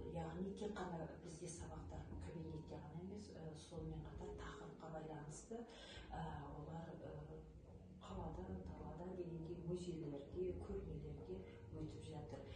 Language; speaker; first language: Kazakh; non-native, local second language; Ukrainian